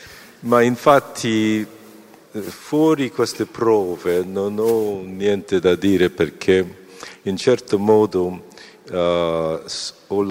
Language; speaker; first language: Italian; non-native, fluent; Korean